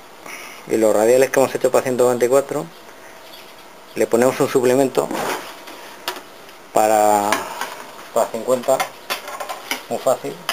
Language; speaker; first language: Spanish; native; Spanish